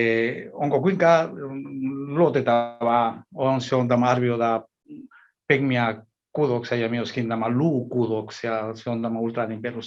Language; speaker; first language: Finnish; non-native, learner; Spanish